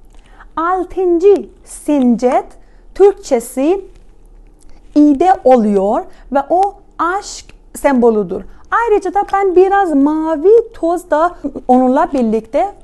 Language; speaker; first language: Turkish; non-native, fluent; Persian